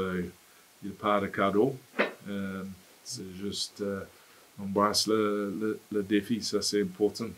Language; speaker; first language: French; non-native, fluent; English